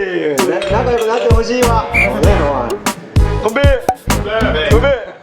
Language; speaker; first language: Japanese; non-native, fluent; Korean